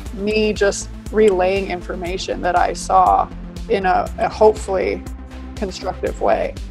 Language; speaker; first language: English; native; English